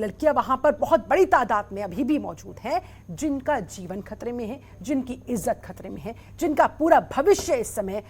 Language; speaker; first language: Hindi; native; Hindi